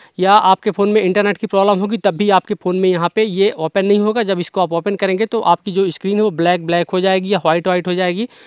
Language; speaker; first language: Hindi; native; Hindi